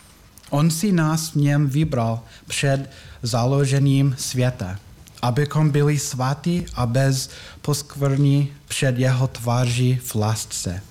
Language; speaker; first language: Czech; non-native, learner; English